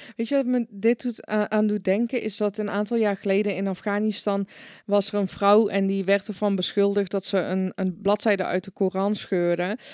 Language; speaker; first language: Dutch; early bilingual, other home language; Persian